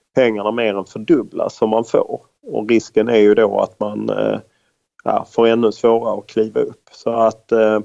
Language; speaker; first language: Swedish; native; Swedish